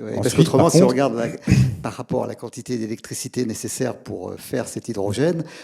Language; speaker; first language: French; native; French